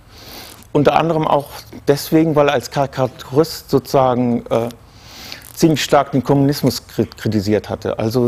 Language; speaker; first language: German; native; German